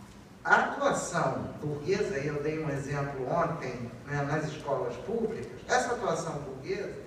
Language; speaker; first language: Portuguese; native; Portuguese